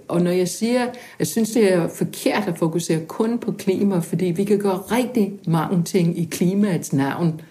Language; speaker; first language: Danish; non-native, fluent; English